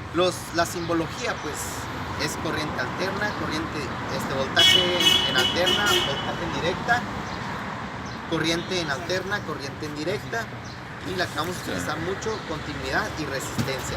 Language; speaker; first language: Spanish; native; Spanish